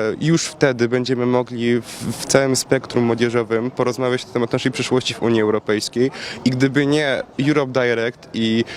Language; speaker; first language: Polish; native; Polish